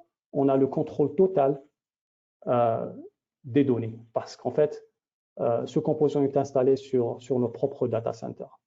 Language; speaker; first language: French; native; French